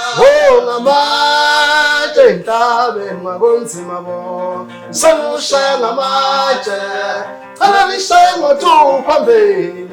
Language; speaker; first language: Zulu; native; Zulu